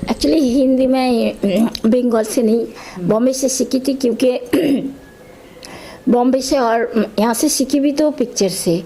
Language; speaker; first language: Hindi; non-native, local second language; Bangla